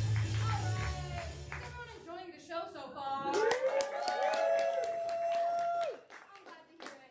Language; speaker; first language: English; native; English